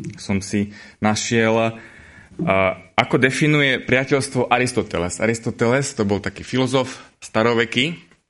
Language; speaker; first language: Slovak; native; Slovak